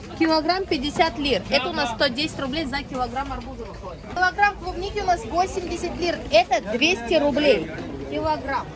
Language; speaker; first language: Russian; native; Russian